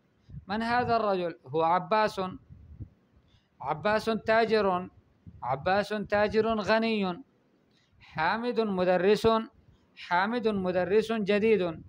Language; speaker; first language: Arabic; non-native, fluent; Urdu